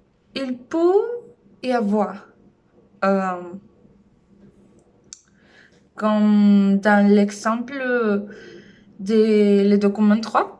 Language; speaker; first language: French; non-native, learner; Spanish